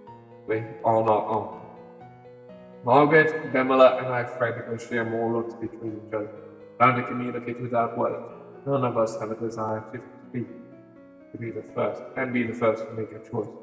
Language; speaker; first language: English; native; English